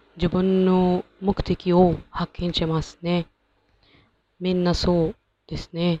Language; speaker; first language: Japanese; non-native, learner; Arabic